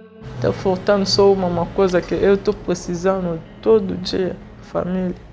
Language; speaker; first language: Portuguese; non-native, learner; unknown